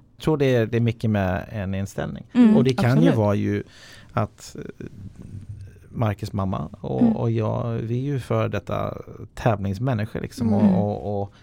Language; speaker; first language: Swedish; non-native, fluent; English